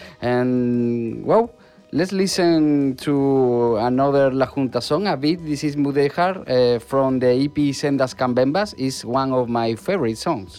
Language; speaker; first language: English; non-native, fluent; Spanish